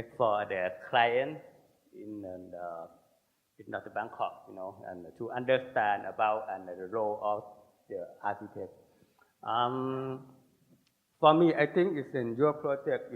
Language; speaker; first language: English; non-native, learner; Thai